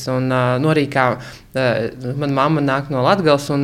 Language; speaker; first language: Latvian; native; Latvian